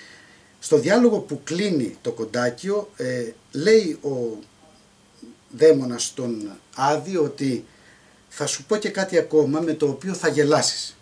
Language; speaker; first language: Greek; native; Greek